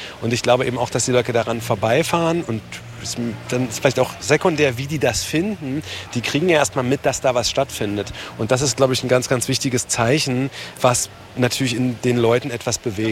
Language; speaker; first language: German; native; German